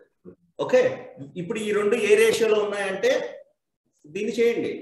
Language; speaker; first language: Telugu; native; Telugu